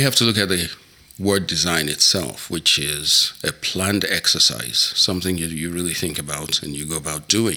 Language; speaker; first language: English; non-native, local second language; Yoruba